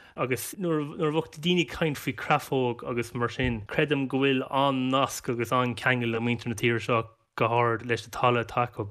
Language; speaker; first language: Irish; non-native, local second language; English